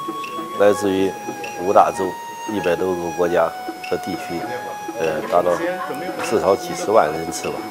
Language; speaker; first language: Chinese; native; Chinese